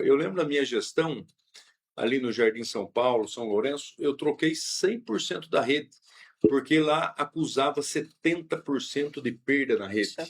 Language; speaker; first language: Portuguese; native; Portuguese